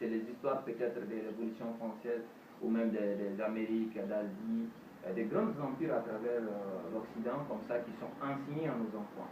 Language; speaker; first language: French; non-native, local second language; Bambara